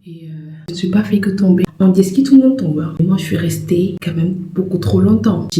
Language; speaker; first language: French; non-native, local second language; Wolof